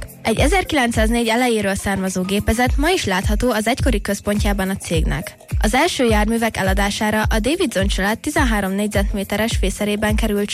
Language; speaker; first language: Hungarian; native; Hungarian